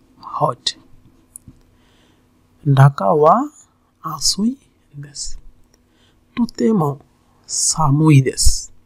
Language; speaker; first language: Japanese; non-native, fluent; Bangla